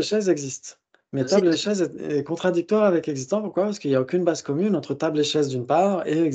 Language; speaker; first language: French; native; French